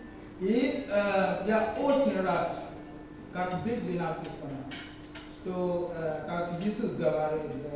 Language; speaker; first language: Russian; non-native, learner; Yoruba